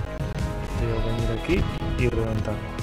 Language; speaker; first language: Spanish; native; Spanish